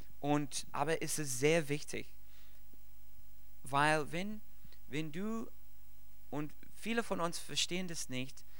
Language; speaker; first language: German; non-native, fluent; English